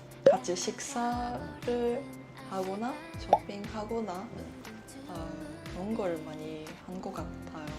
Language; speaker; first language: Korean; non-native, learner; Japanese